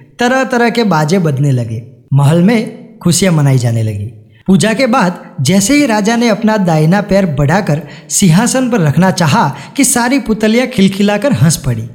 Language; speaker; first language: Hindi; non-native, local second language; Gujarati